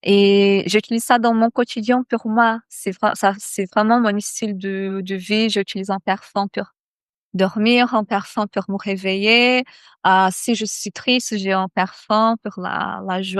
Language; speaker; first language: French; non-native, fluent; Portuguese